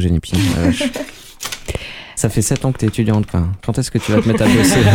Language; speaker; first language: French; native; French